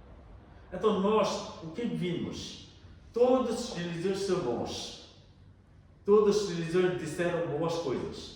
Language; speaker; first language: Portuguese; non-native, learner; Bangla